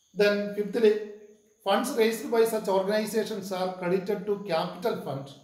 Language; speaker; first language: English; non-native, local second language; Malayalam